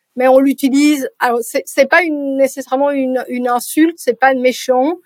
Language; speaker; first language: French; native; French